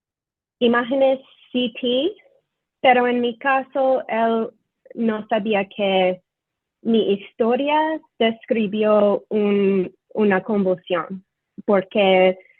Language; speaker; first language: Spanish; non-native, fluent; English